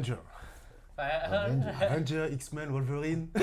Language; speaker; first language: English; non-native, learner; French